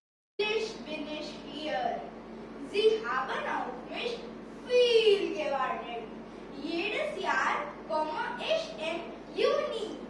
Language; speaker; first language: German; non-native, learner; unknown